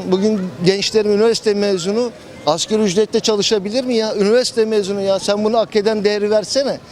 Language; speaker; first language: Turkish; native; Turkish